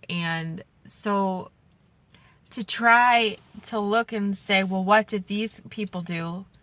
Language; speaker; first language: English; native; English